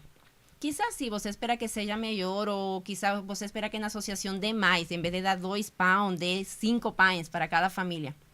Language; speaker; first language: Portuguese; non-native, fluent; Spanish